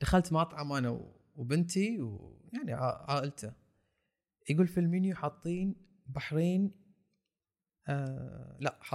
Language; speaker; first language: Arabic; native; Arabic